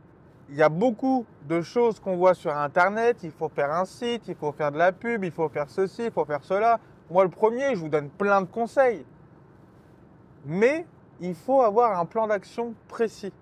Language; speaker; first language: French; native; French